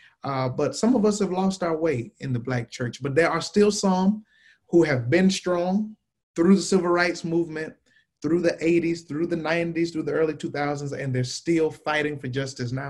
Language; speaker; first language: English; native; English